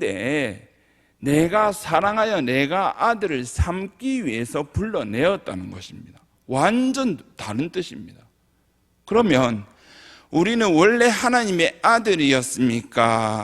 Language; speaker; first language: Korean; native; Korean